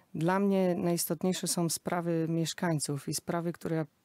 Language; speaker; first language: Polish; native; Polish